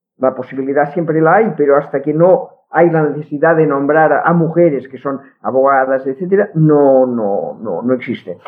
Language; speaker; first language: Spanish; non-native, local second language; Catalan